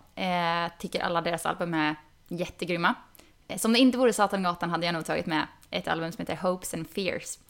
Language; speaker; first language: Swedish; native; Swedish